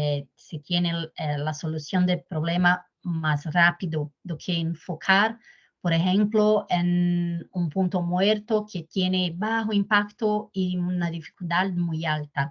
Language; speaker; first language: Spanish; non-native, fluent; Portuguese